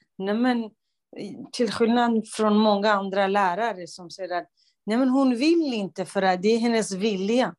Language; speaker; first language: Swedish; non-native, fluent; Kurdish